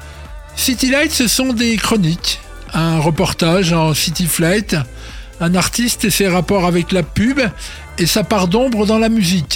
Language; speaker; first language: French; native; French